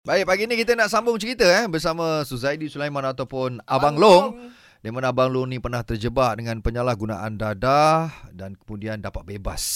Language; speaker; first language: Malay; native; Malay